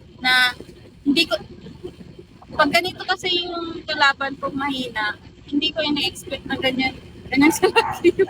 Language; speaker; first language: Filipino; non-native, local second language; Cebuano